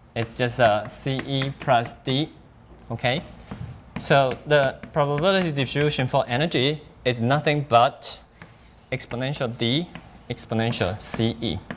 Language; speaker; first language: English; non-native, fluent; Chinese